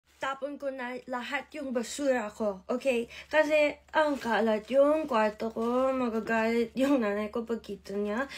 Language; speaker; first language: Filipino; early bilingual, heritage; English